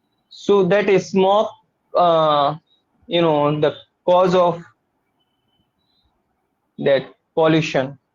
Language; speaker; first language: English; non-native, learner; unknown